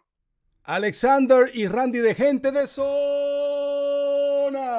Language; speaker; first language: Spanish; native; Spanish